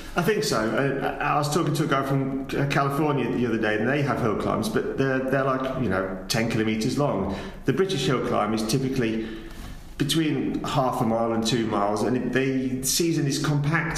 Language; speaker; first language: English; native; English